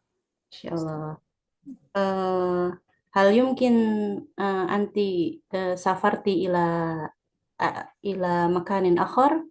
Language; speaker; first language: Arabic; non-native, learner; Indonesian